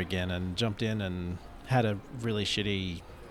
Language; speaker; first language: English; native; English